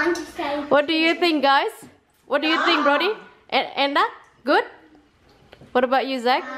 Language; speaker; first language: English; non-native, fluent; Indonesian